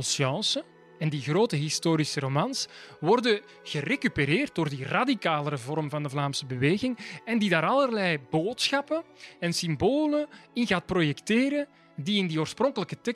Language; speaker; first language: Dutch; native; Dutch